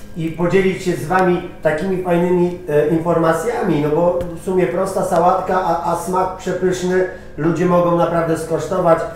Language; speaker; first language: Polish; native; Polish